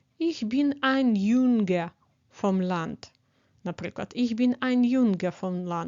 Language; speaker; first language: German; non-native, fluent; Ukrainian